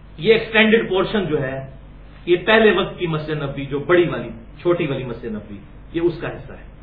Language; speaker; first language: Urdu; native; Urdu